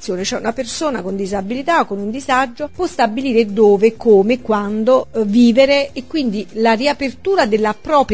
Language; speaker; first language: Italian; native; Italian